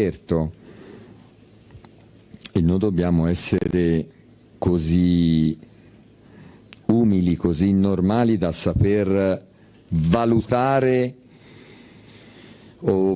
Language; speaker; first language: Italian; native; Italian